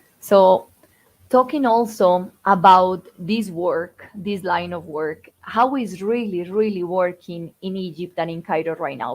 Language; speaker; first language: English; non-native, fluent; Spanish